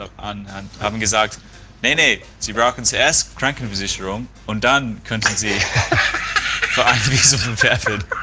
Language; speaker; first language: German; non-native, fluent; English